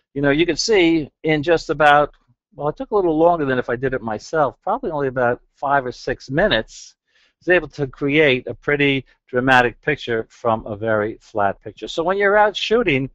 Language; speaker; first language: English; native; English